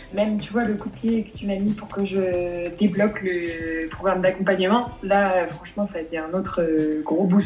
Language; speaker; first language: French; native; French